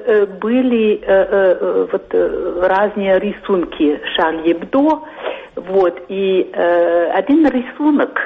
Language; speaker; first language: Russian; non-native, fluent; French